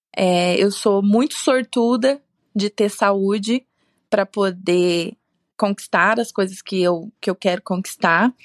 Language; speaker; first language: Portuguese; native; Portuguese